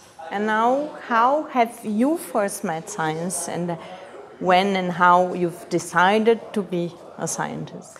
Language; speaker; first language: English; non-native, fluent; Portuguese